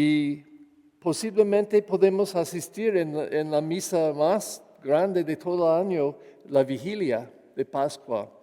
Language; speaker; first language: Spanish; non-native, fluent; English